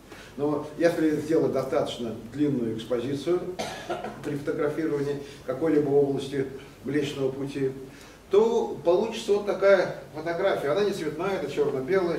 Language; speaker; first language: Russian; native; Russian